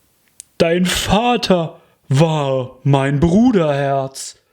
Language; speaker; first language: German; native; German